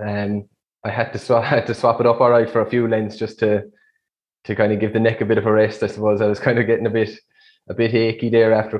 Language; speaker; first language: English; native; English